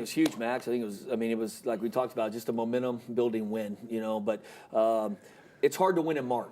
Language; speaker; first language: English; native; English